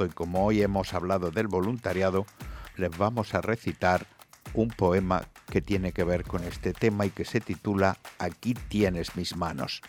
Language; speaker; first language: Spanish; native; Spanish